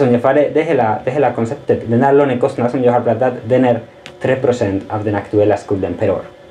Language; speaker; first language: Swedish; non-native, fluent; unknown